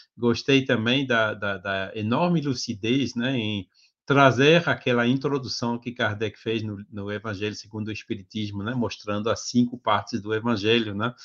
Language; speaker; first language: Portuguese; non-native, fluent; French